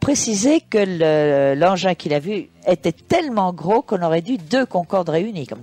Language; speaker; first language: French; native; French